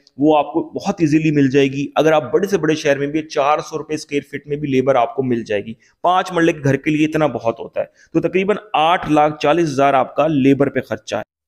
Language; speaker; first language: Urdu; native; Urdu